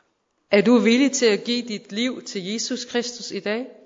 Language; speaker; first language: Danish; non-native, fluent; Persian